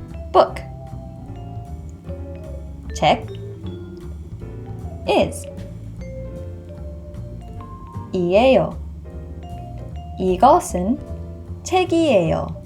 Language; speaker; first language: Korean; non-native, fluent; English